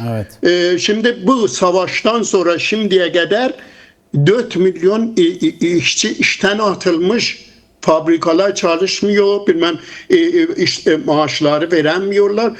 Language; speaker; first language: Turkish; non-native, fluent; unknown